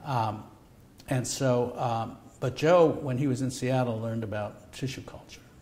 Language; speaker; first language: English; native; English